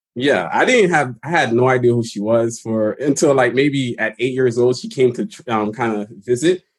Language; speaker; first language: English; early bilingual, other home language; Haitian Creole